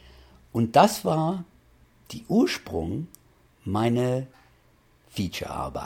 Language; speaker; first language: German; non-native, fluent; English